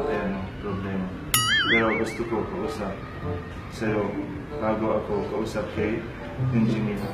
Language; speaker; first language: Filipino; non-native, learner; Arabic